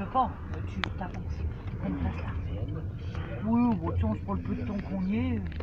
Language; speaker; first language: French; native; French